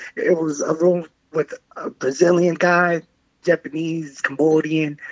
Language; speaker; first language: English; non-native, fluent; Spanish